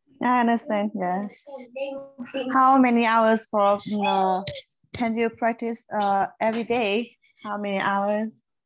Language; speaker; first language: English; non-native, learner; Vietnamese